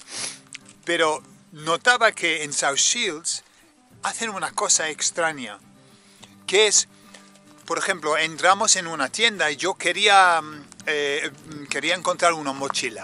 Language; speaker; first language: Spanish; native; Spanish